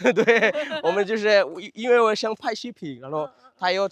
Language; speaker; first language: Chinese; non-native, fluent; Bangla